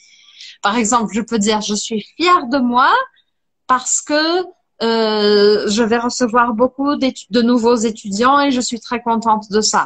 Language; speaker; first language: French; non-native, fluent; Portuguese